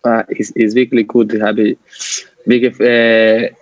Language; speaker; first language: German; non-native, learner; Portuguese